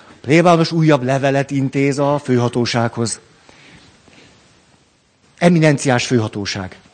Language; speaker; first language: Hungarian; native; Hungarian